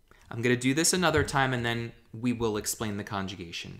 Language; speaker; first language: English; native; English